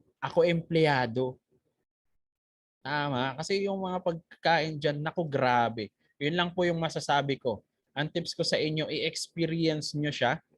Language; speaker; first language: Filipino; native; Filipino